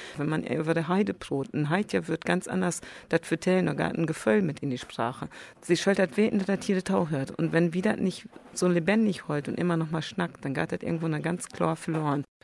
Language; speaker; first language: German; native; German